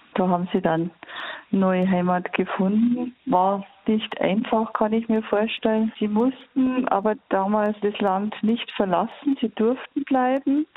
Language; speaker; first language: German; native; German